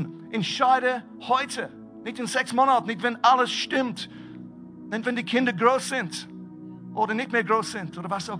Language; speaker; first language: German; non-native, fluent; English